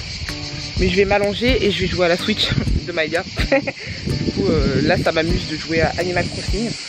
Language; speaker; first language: French; native; French